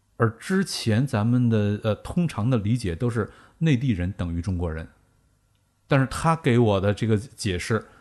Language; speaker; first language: Chinese; native; Chinese